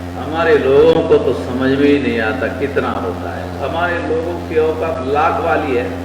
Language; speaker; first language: Hindi; non-native, local second language; Marathi